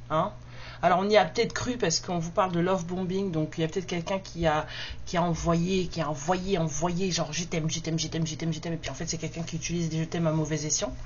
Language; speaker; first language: French; native; French